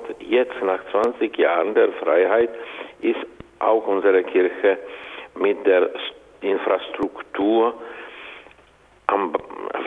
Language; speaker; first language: German; non-native, fluent; Czech